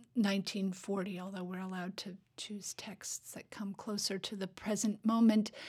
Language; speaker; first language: English; native; English